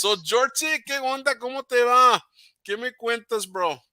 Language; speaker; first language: Spanish; native; Spanish